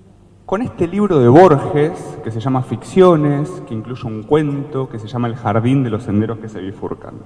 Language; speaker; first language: Spanish; native; Spanish